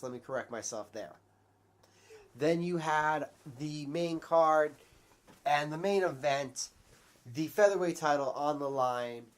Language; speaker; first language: English; native; English